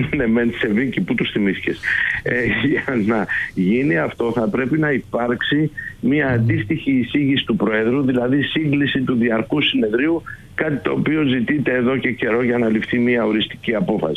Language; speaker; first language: Greek; native; Greek